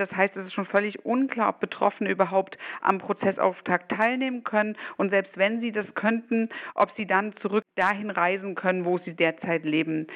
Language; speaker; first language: German; native; German